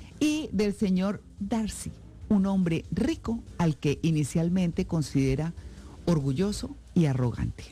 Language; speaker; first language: Spanish; native; Spanish